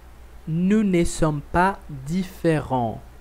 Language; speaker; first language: French; non-native, fluent; Portuguese